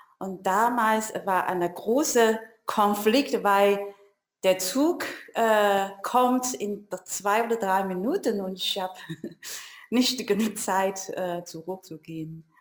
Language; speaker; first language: German; non-native, learner; Chinese